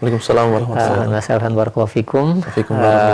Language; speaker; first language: Indonesian; native; Indonesian